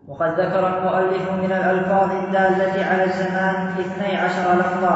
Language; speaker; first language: Arabic; native; Arabic